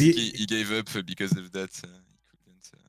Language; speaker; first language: English; non-native, fluent; French